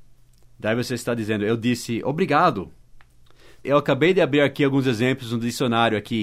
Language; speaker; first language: Portuguese; non-native, fluent; English